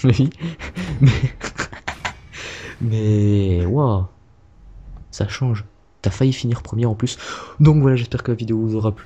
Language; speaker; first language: French; native; French